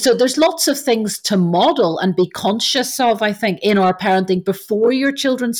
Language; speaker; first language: English; native; English